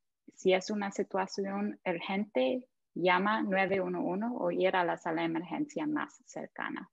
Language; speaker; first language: Spanish; non-native, fluent; English